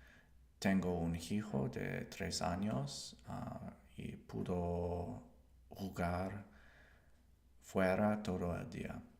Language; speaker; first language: Spanish; non-native, learner; English